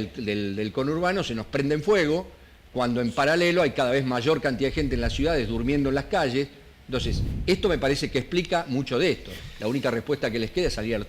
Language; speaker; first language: Spanish; native; Spanish